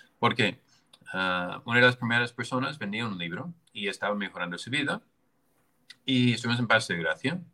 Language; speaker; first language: Spanish; non-native, fluent; English